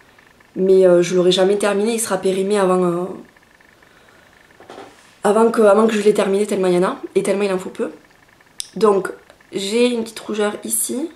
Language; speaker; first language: French; native; French